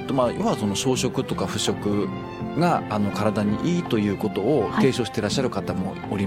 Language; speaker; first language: Japanese; native; Japanese